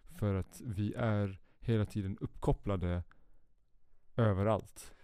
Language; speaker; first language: Swedish; early bilingual, other home language; Kurdish